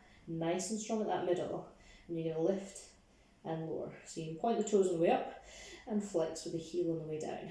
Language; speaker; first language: English; native; English